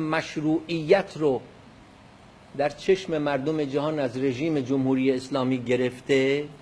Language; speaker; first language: Persian; non-native, local second language; Kurdish